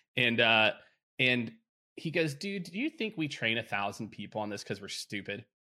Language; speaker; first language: English; native; English